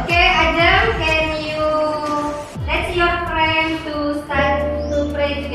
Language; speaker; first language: English; non-native, learner; Indonesian